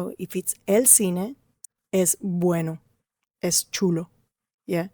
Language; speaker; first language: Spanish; non-native, fluent; English